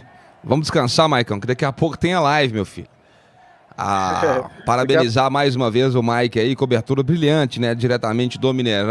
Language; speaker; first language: Portuguese; native; Portuguese